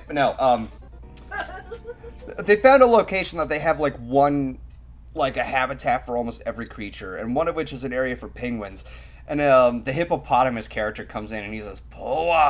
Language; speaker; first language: English; native; English